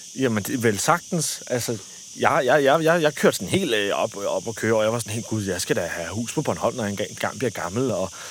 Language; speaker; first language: Danish; native; Danish